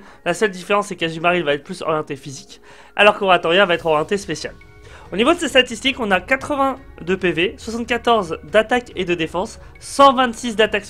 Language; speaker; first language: French; native; French